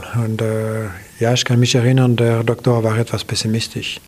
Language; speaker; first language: German; non-native, local second language; French